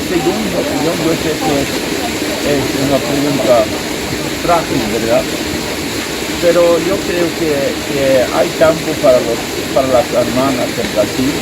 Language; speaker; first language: Spanish; non-native, fluent; Swedish